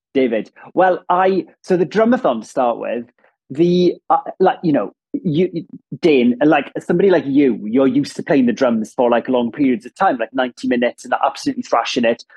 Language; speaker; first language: English; non-native, local second language; Welsh